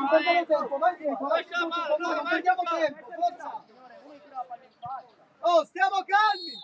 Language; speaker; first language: Italian; native; Italian